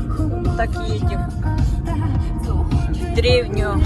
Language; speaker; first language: Russian; non-native, learner; Mongolian